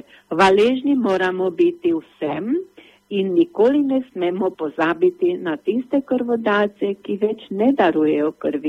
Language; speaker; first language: Slovenian; native; Slovenian